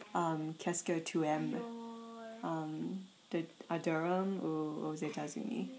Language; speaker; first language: French; non-native, fluent; English